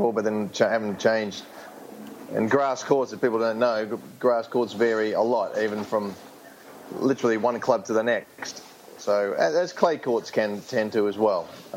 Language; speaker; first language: English; native; English